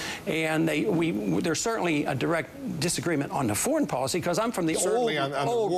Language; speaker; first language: English; native; English